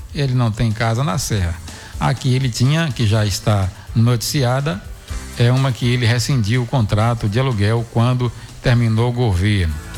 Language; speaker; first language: Portuguese; native; Portuguese